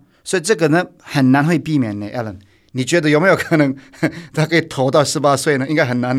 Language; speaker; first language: Chinese; non-native, fluent; Turkish